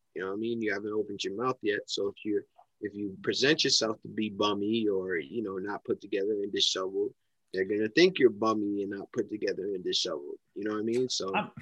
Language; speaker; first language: English; native; English